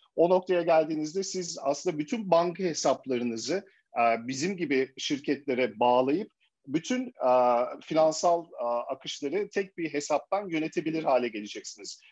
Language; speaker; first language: Turkish; early bilingual, heritage; Turkish